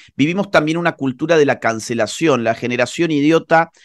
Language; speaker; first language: Spanish; native; Spanish